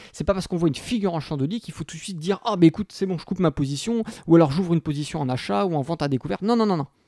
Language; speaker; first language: French; native; French